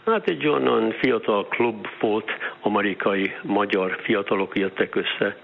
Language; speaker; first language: Hungarian; early bilingual, heritage; Hungarian